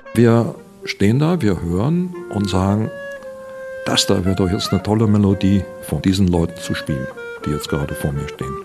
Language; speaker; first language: German; native; German